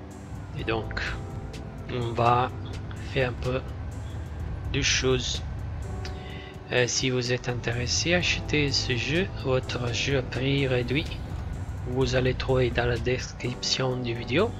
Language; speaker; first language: French; non-native, fluent; Italian